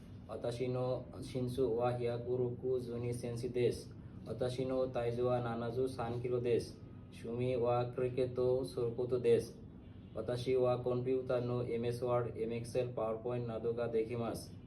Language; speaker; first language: Japanese; non-native, learner; Bangla